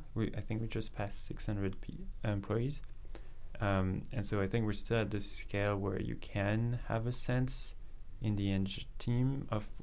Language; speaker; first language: English; non-native, fluent; French